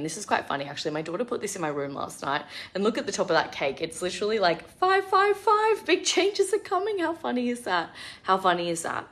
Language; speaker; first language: English; native; English